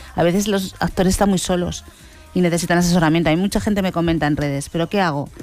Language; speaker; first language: Spanish; native; Spanish